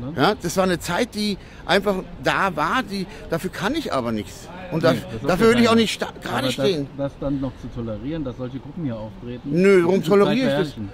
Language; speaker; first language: German; non-native, fluent; Latvian